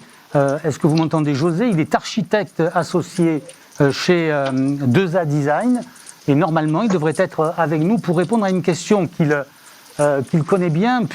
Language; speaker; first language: French; native; French